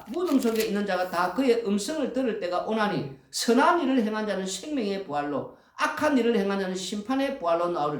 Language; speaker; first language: Korean; native; Korean